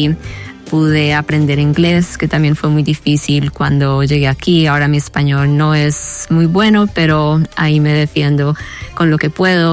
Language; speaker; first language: Spanish; early bilingual, heritage; Spanish